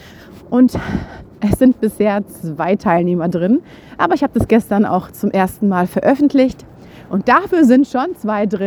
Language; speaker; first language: German; native; German